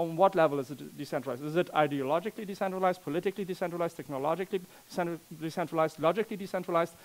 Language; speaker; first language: English; non-native, fluent; German